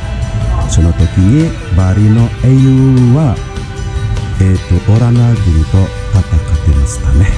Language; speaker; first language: Japanese; non-native, learner; Indonesian